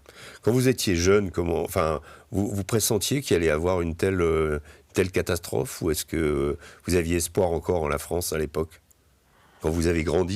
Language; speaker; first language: French; native; French